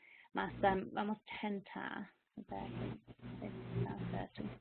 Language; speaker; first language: Portuguese; non-native, fluent; English